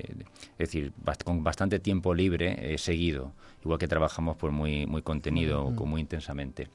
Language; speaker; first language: Spanish; native; Spanish